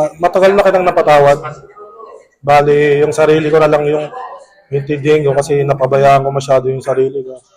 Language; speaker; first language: Filipino; native; Filipino